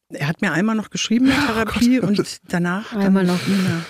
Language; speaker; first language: German; native; German